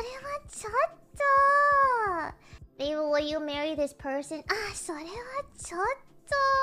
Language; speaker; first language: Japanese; non-native, learner; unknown